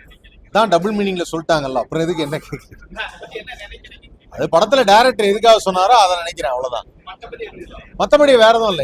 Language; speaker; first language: Tamil; native; Tamil